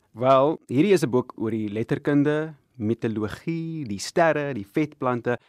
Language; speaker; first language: Afrikaans; non-native, local second language; English